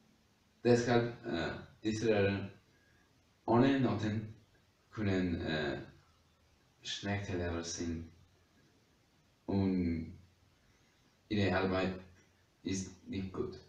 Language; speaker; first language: German; non-native, learner; Spanish